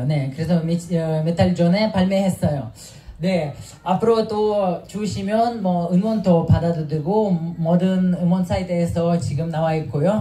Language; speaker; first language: Korean; non-native, fluent; Ukrainian